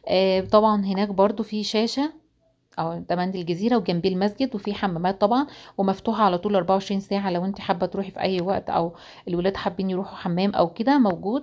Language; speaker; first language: Arabic; native; Arabic